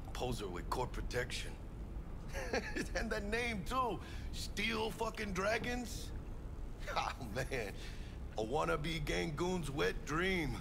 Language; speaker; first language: English; native; English